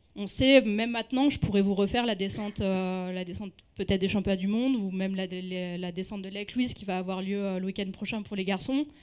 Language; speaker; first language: French; native; French